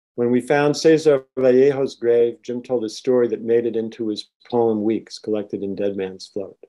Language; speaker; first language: English; native; English